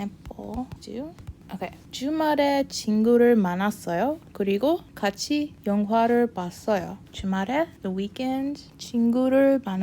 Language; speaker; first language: Korean; non-native, fluent; English